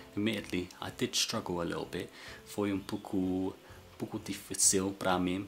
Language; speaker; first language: Portuguese; non-native, learner; English